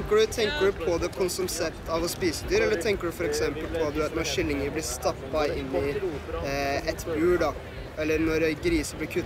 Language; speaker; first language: Norwegian; native; Norwegian